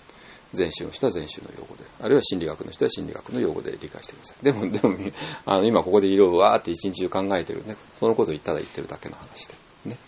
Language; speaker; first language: Japanese; native; Japanese